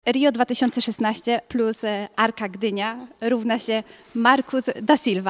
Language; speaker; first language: Polish; native; Polish